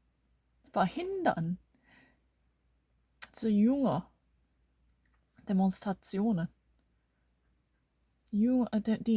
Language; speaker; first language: German; non-native, learner; Korean